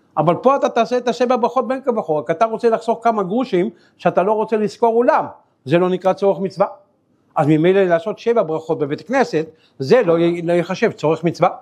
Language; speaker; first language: Hebrew; native; Hebrew